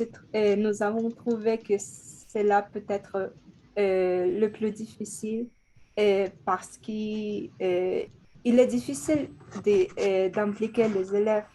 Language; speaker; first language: French; non-native, learner; Spanish